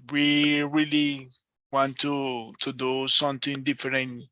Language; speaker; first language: English; non-native, learner; Spanish